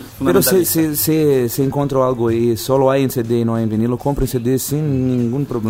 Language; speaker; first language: Spanish; non-native, fluent; Portuguese